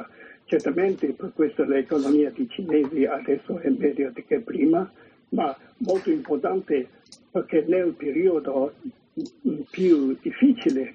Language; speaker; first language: Italian; non-native, learner; Chinese